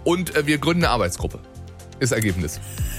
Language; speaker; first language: German; native; German